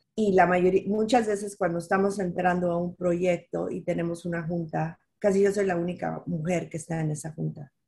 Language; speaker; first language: Spanish; early bilingual, heritage; Spanish